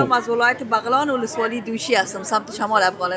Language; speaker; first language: Persian; native; Persian